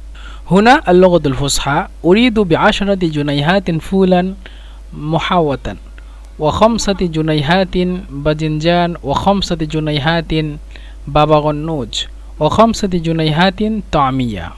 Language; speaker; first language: Arabic; non-native, fluent; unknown